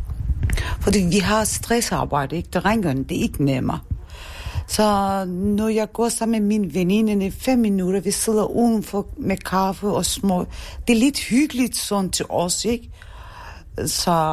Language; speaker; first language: Danish; non-native, learner; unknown